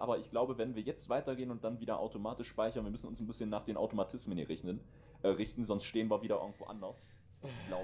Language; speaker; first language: German; native; German